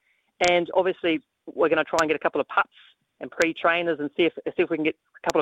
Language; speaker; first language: English; native; English